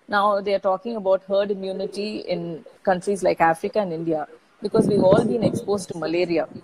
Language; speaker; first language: English; non-native, local second language; Tamil